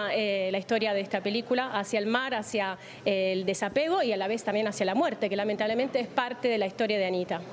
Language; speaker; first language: Spanish; native; Spanish